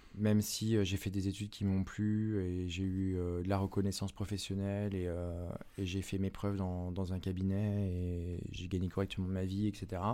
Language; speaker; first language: French; native; French